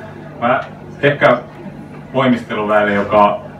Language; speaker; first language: Finnish; native; Finnish